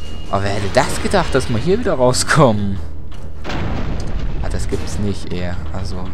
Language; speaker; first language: German; native; German